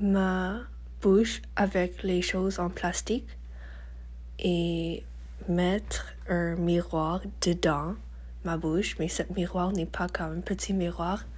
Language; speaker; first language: French; non-native, learner; English